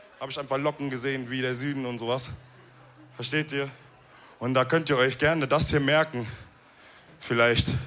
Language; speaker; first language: German; early bilingual, other home language; Wolof